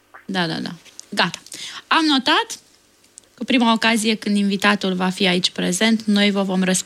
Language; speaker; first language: Romanian; native; Romanian